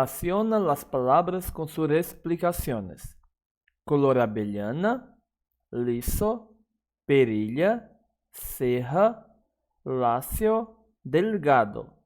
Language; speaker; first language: Spanish; non-native, fluent; Portuguese